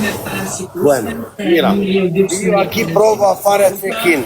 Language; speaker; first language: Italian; non-native, fluent; Albanian